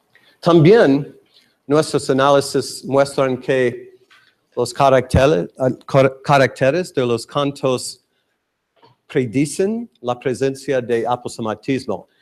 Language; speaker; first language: Spanish; non-native, learner; English